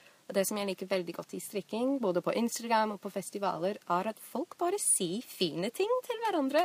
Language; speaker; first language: Norwegian; non-native, fluent; English